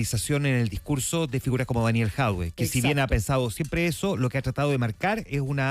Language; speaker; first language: Spanish; native; Spanish